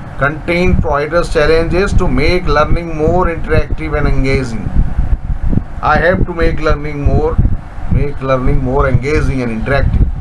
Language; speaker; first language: English; non-native, local second language; Hindi